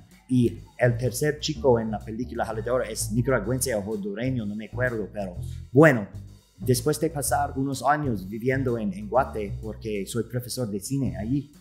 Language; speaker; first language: Spanish; non-native, fluent; English